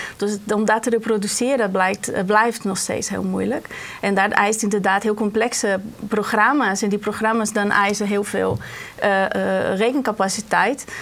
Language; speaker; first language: Dutch; non-native, fluent; Portuguese